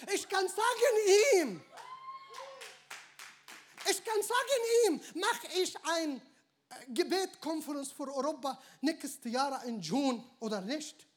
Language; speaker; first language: German; non-native, learner; Arabic